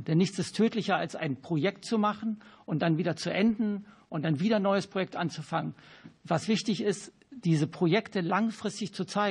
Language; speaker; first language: German; native; German